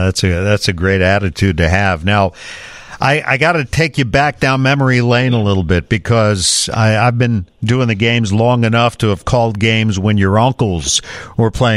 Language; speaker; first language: English; native; English